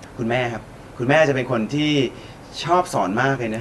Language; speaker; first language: Thai; native; Thai